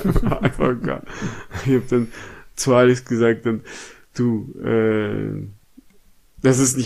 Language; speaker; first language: German; non-native, fluent; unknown